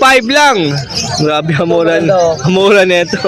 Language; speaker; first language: Filipino; native; Filipino